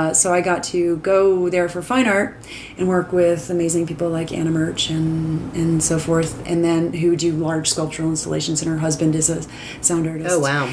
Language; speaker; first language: English; native; English